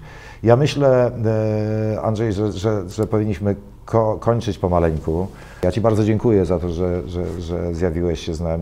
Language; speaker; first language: Polish; native; Polish